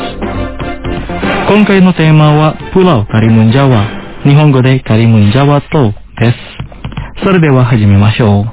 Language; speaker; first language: Japanese; non-native, fluent; Indonesian